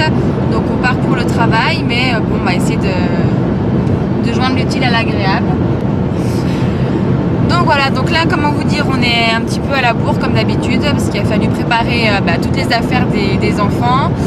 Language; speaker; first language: French; native; French